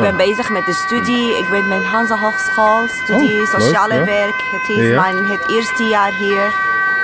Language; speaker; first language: Dutch; non-native, learner; Arabic